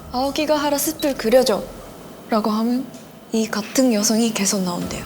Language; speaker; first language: Korean; non-native, fluent; Japanese